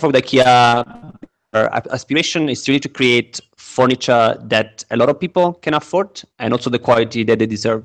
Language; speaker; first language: English; non-native, fluent; Italian